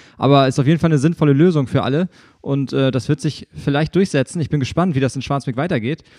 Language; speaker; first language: German; native; German